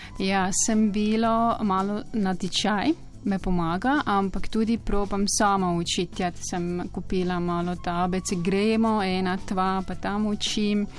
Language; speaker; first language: Slovenian; non-native, learner; Estonian